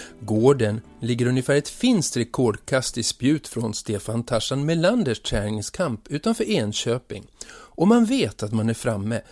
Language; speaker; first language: Swedish; native; Swedish